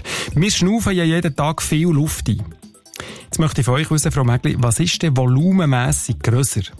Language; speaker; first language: German; native; German